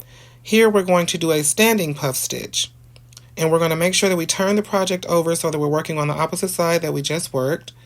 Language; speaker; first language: English; native; English